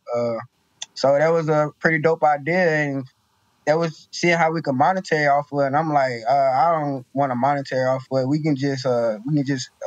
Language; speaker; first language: English; native; English